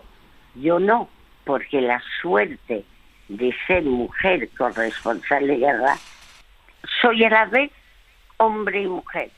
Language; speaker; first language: Spanish; early bilingual, other home language; French